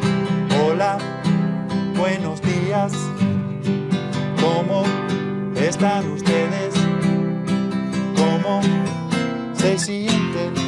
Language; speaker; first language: Spanish; non-native, fluent; English